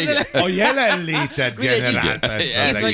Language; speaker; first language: Hungarian; native; Hungarian